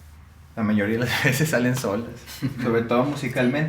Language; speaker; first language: Spanish; native; Spanish